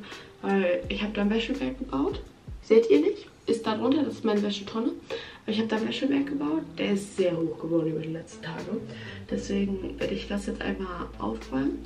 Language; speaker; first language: German; native; German